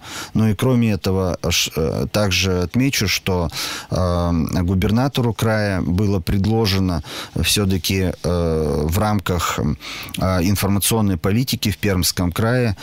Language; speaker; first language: Russian; native; Russian